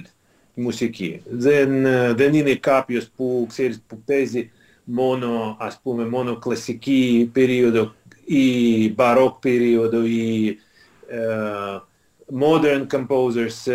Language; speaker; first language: Greek; non-native, fluent; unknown